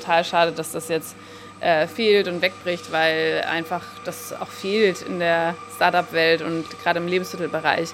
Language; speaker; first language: German; native; German